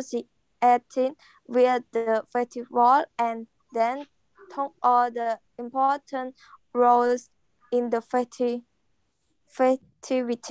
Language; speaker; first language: English; non-native, learner; Khmer